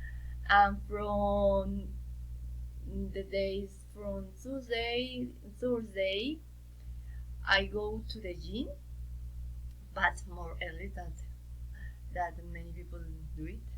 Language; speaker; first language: English; non-native, learner; Spanish